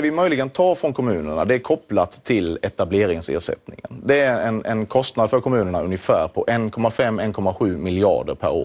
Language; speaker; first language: Swedish; native; Swedish